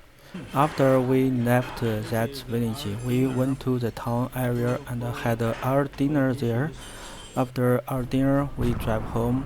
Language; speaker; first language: English; non-native, fluent; Chinese